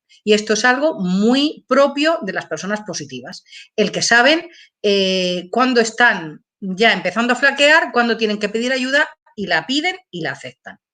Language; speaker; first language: Spanish; native; Spanish